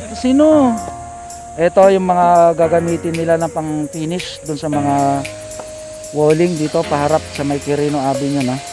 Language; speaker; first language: Filipino; native; Filipino